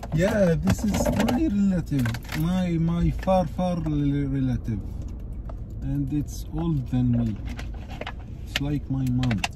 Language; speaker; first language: English; non-native, learner; Arabic